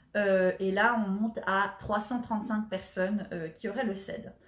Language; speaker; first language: French; native; French